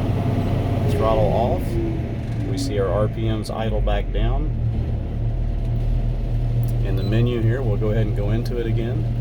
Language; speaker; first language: English; native; English